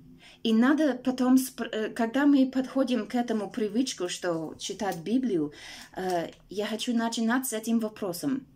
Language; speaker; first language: Russian; non-native, fluent; English